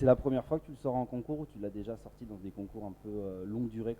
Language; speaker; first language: French; native; French